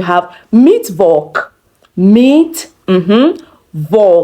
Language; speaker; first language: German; non-native, fluent; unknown